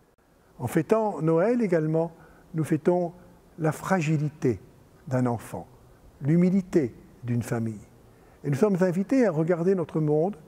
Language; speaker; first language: French; native; French